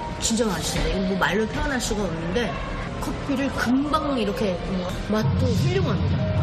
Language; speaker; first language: Korean; native; Korean